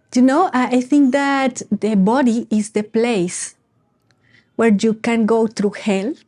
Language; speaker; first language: English; non-native, fluent; Spanish